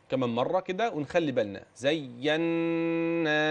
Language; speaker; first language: Arabic; native; Arabic